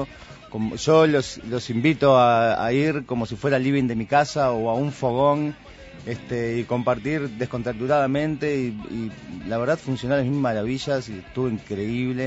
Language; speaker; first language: Spanish; native; Spanish